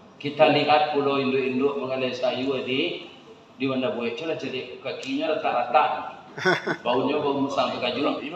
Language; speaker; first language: Malay; non-native, local second language; Minangkabau